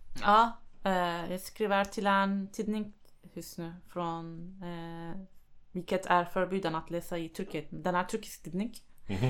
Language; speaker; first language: Swedish; non-native, fluent; Turkish